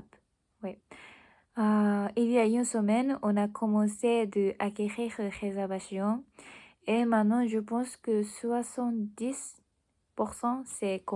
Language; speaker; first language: French; non-native, learner; Japanese